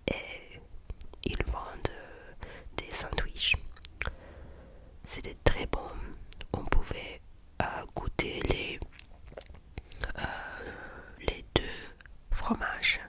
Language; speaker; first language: French; non-native, learner; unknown